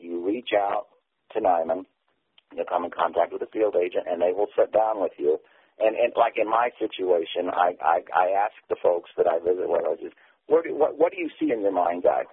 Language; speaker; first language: English; native; English